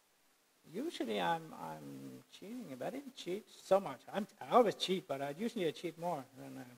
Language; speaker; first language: English; non-native, fluent; Danish